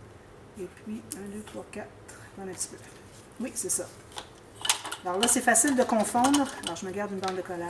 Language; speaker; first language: French; native; French